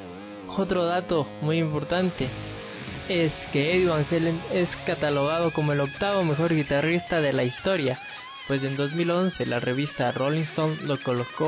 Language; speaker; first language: Spanish; native; Spanish